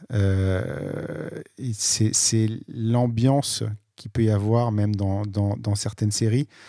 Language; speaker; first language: French; native; French